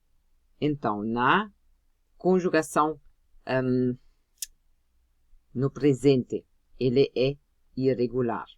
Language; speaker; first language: Portuguese; non-native, fluent; German